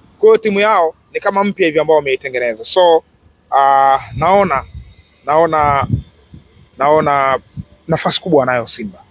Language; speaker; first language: Swahili; native; Swahili